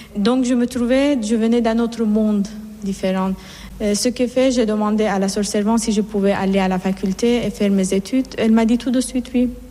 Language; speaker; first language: French; non-native, fluent; Persian